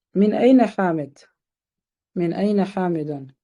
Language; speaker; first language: Arabic; non-native, fluent; Uzbek